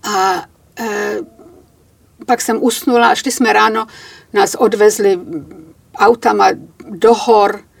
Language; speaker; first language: Czech; native; Czech